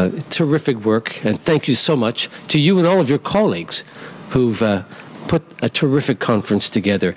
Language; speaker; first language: English; native; English